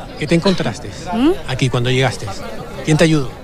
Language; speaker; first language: Spanish; native; Spanish